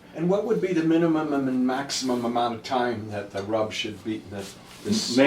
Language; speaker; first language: English; native; English